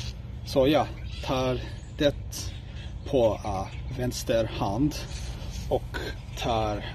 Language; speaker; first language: Swedish; non-native, learner; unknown